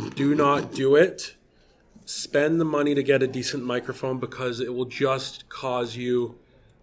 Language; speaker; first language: English; native; English